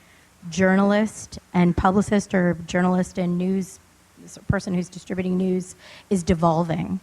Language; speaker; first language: English; native; English